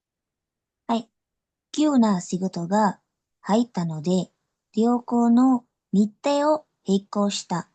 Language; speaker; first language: Japanese; non-native, learner; Indonesian